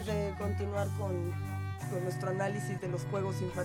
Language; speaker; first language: Spanish; native; Spanish